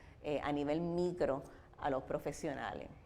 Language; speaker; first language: Spanish; native; Spanish